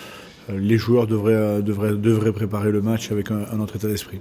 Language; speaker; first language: French; native; French